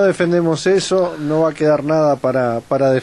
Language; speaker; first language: Spanish; native; Spanish